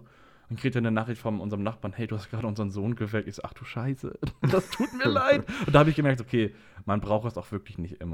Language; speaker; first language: German; native; German